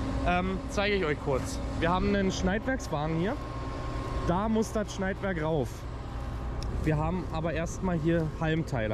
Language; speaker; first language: German; native; German